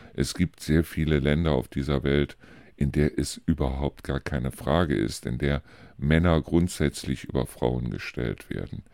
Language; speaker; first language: German; native; German